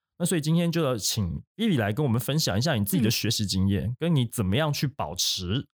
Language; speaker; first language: Chinese; native; Chinese